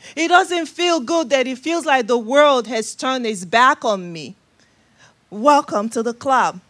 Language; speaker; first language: English; non-native, local second language; Igbo